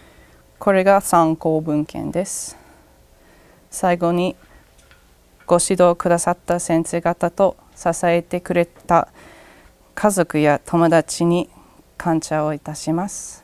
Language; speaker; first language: Japanese; non-native, learner; English